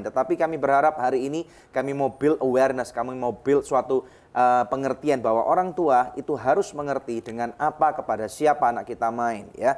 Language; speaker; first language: Indonesian; native; Indonesian